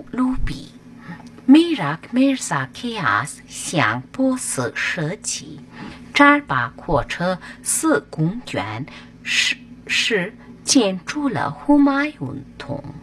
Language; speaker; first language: Chinese; non-native, fluent; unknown